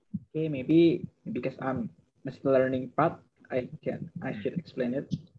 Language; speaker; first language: English; non-native, learner; Indonesian